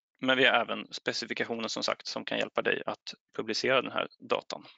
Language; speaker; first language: Swedish; native; Swedish